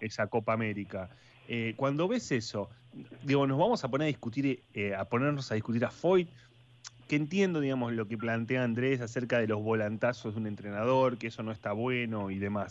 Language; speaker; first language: Spanish; native; Spanish